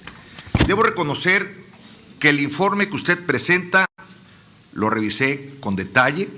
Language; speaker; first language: Spanish; native; Spanish